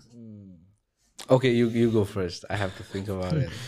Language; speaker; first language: English; non-native, fluent; Romanian